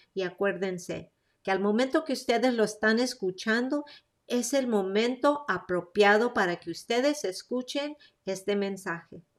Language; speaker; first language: Spanish; early bilingual, heritage; Spanish